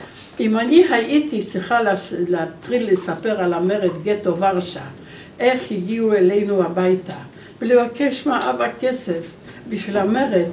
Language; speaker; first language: Hebrew; non-native, fluent; Polish